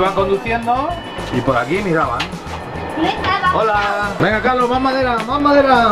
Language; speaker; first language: Spanish; native; Spanish